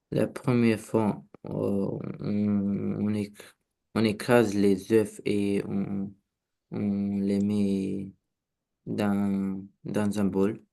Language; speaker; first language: French; non-native, learner; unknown